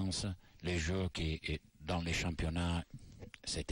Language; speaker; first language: French; non-native, learner; Italian